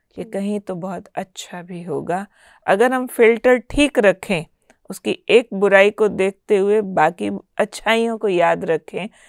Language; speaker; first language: Hindi; native; Hindi